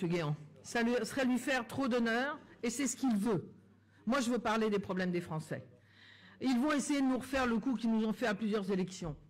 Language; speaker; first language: French; native; French